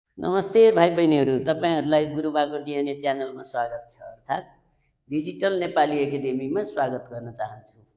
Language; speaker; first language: Nepali; native; Nepali